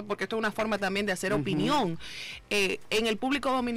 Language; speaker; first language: Spanish; native; Spanish